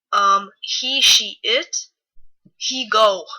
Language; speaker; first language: English; non-native, fluent; Lithuanian